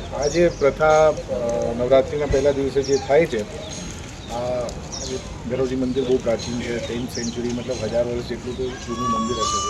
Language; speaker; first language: Gujarati; native; Gujarati